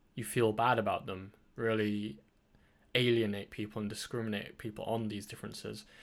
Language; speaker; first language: English; native; English